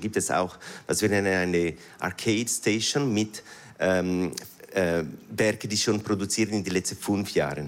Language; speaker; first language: German; non-native, fluent; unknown